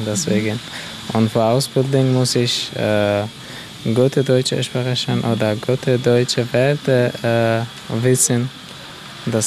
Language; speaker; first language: German; non-native, learner; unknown